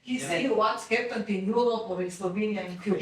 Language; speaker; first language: English; non-native, learner; French